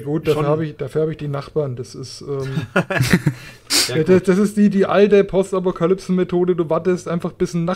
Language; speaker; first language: German; native; German